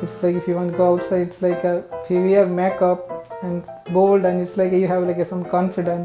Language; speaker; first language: English; non-native, local second language; Tamil